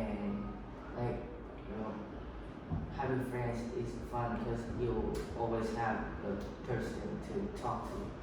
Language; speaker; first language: English; non-native, learner; Vietnamese